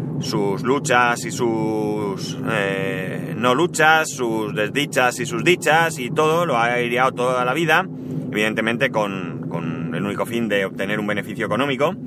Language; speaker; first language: Spanish; native; Spanish